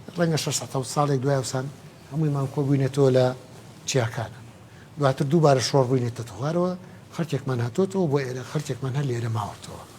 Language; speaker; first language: Central Kurdish; non-native, local second language; Gurani